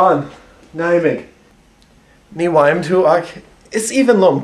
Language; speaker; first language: Irish; non-native, learner; English